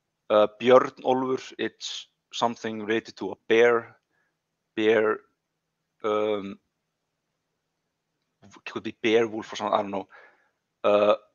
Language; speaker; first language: English; non-native, fluent; Icelandic